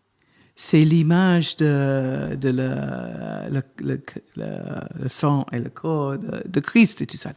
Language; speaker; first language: French; non-native, fluent; English